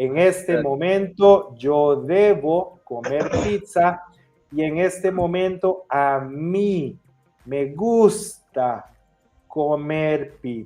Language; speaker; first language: Spanish; non-native, fluent; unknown